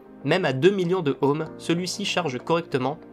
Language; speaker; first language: French; native; French